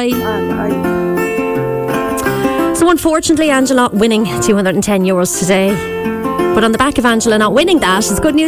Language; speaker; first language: English; native; English